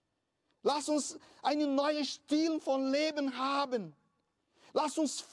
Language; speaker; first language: German; non-native, fluent; Portuguese